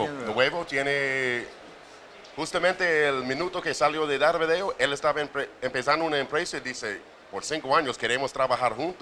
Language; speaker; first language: Spanish; non-native, fluent; English